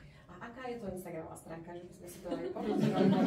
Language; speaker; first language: Slovak; native; Slovak